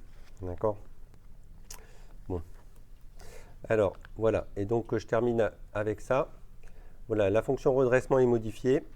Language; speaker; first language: French; native; French